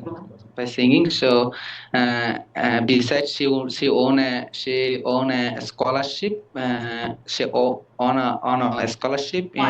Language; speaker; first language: English; non-native, learner; Bangla